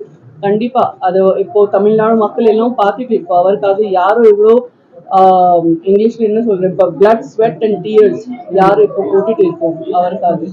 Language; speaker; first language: Tamil; non-native, learner; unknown